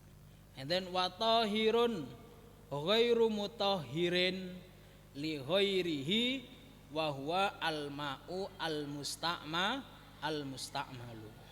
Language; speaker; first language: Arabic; non-native, fluent; Javanese